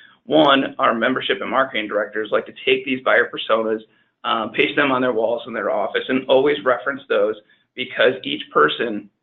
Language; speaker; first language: English; native; English